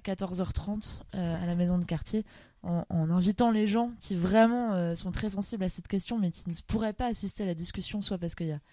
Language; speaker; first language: French; native; French